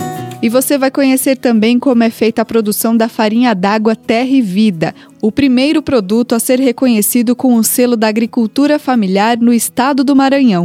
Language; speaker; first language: Portuguese; native; Portuguese